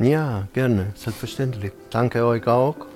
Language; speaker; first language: German; non-native, fluent; Italian